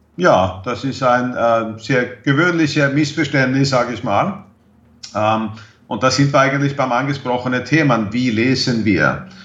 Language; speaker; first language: German; non-native, fluent; Swedish